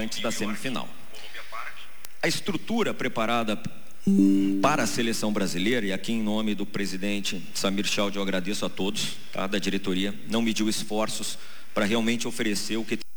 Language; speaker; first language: Portuguese; native; Portuguese